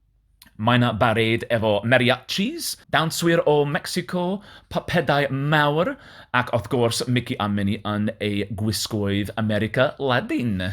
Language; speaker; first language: Welsh; non-native, learner; English